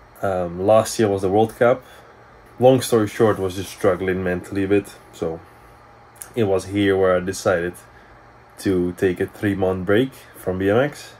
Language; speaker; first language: English; non-native, fluent; Dutch